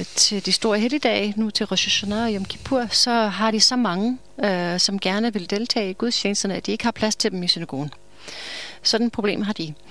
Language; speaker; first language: Danish; non-native, fluent; English